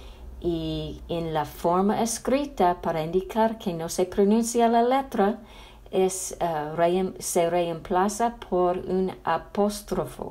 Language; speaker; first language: Spanish; non-native, fluent; English